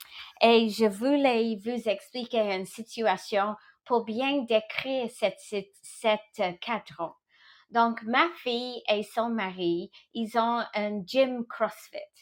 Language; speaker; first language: French; non-native, fluent; English